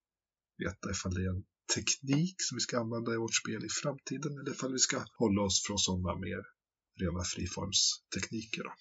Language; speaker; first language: Swedish; native; Swedish